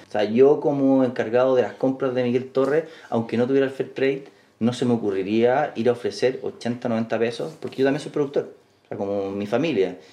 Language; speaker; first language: Spanish; native; Spanish